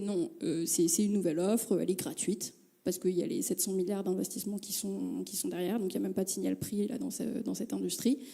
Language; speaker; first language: French; native; French